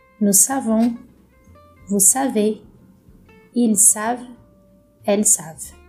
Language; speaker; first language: French; non-native, fluent; Portuguese